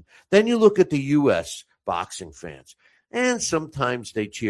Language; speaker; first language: English; native; English